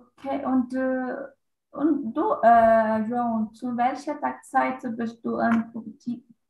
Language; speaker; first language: German; non-native, learner; Portuguese